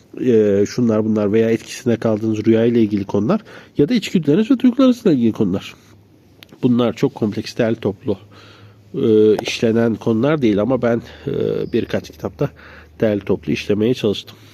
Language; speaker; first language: Turkish; native; Turkish